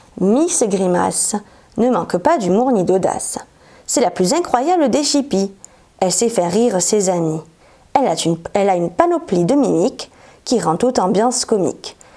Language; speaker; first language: French; native; French